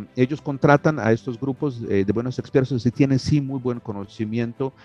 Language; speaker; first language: Spanish; non-native, fluent; Russian